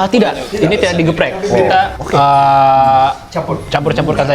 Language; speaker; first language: Indonesian; native; Indonesian